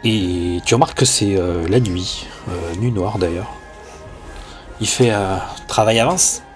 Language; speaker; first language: French; native; French